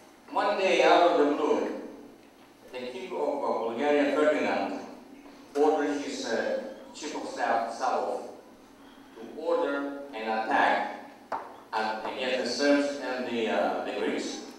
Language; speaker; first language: English; non-native, fluent; Greek